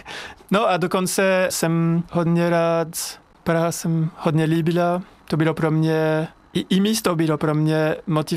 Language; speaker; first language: Czech; non-native, learner; French